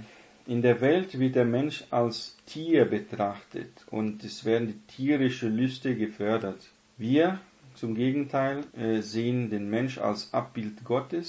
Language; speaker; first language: German; non-native, fluent; Portuguese